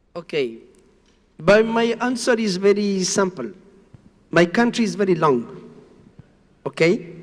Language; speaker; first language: English; non-native, learner; Spanish